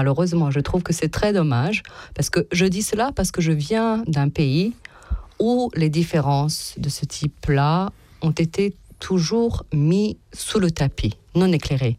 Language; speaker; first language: French; non-native, fluent; Serbian